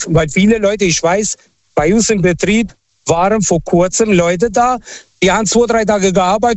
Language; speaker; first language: German; non-native, fluent; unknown